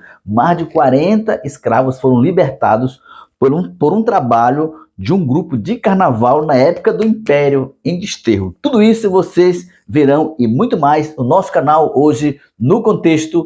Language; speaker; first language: Portuguese; native; Portuguese